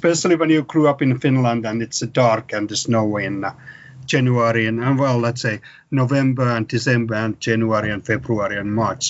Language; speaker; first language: English; non-native, fluent; Finnish